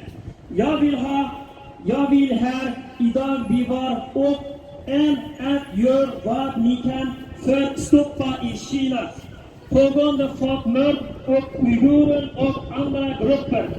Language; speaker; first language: Swedish; non-native, learner; Uyghur